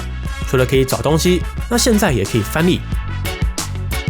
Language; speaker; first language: Chinese; native; Chinese